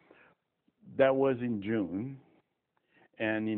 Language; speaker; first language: English; non-native, fluent; French